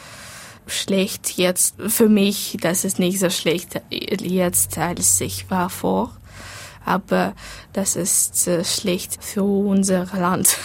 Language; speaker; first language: German; non-native, learner; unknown